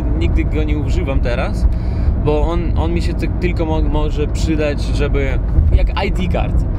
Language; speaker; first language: Polish; non-native, fluent; Russian